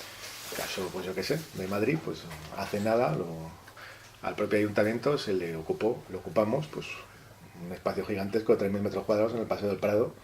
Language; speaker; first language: Spanish; native; Spanish